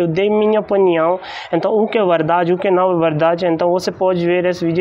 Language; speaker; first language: Portuguese; non-native, learner; Hindi